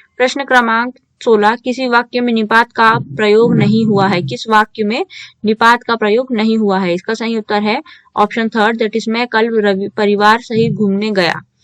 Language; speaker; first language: Hindi; native; Hindi